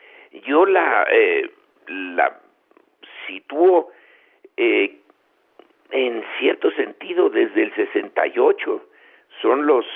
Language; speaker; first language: Spanish; native; Spanish